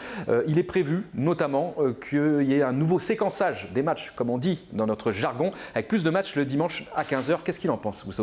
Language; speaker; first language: French; native; French